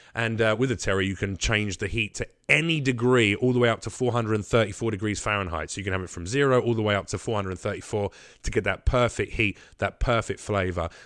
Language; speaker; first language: English; native; English